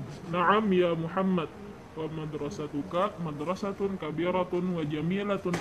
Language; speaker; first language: Arabic; non-native, learner; Indonesian